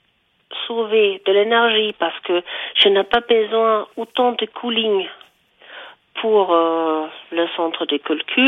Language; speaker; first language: French; non-native, fluent; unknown